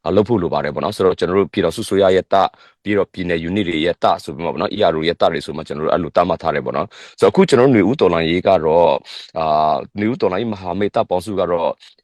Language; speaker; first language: Burmese; non-native, local second language; Western Kayah